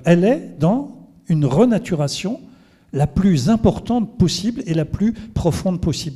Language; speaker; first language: French; native; French